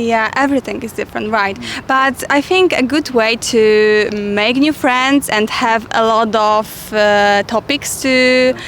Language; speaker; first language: English; non-native, fluent; Polish